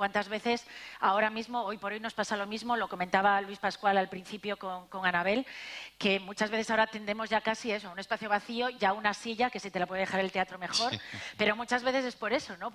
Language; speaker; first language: Spanish; native; Spanish